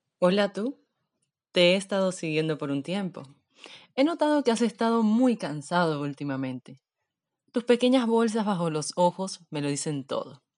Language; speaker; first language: Spanish; native; Spanish